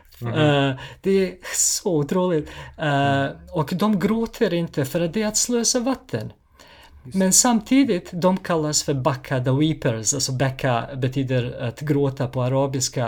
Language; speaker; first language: Swedish; non-native, fluent; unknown